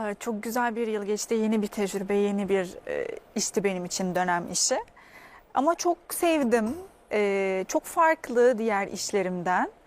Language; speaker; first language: Turkish; non-native, fluent; Arabic